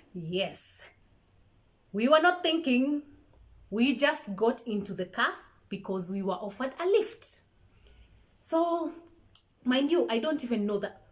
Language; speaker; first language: English; non-native, local second language; Swahili